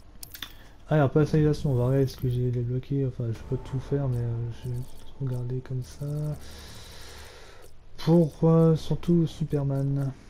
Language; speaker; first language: French; native; French